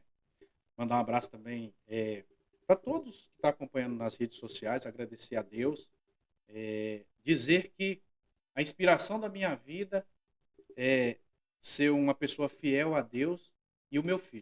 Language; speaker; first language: Portuguese; native; Portuguese